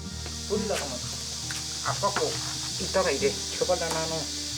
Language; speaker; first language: Korean; native; Korean